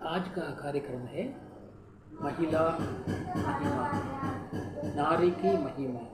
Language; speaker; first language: Hindi; non-native, local second language; Tamil